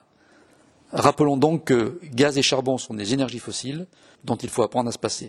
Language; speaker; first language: French; native; French